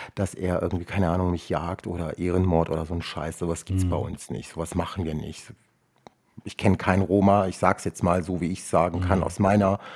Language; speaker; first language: German; non-native, local second language; Romany